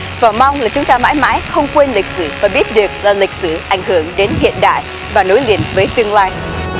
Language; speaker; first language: Vietnamese; early bilingual, heritage; Vietnamese